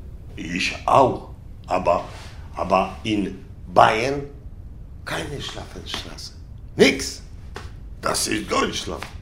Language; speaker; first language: German; non-native, learner; Polish